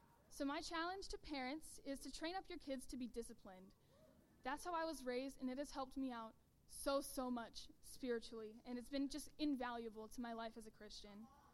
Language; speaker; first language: English; native; English